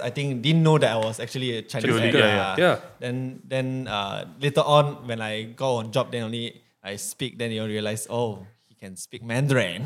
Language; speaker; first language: English; non-native, local second language; Min Nan Chinese